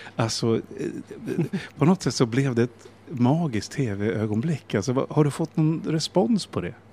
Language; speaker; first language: Swedish; native; Swedish